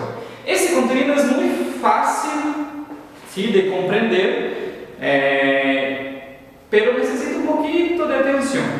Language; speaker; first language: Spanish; non-native, fluent; Portuguese